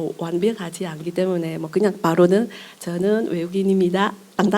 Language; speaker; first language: Korean; non-native, learner; Vietnamese